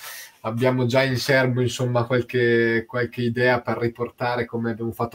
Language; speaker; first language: Italian; native; Italian